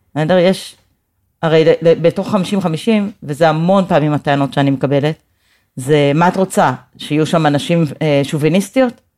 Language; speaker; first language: Hebrew; native; Hebrew